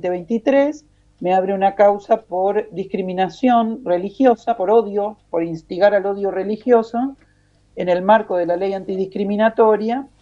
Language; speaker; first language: Spanish; native; Spanish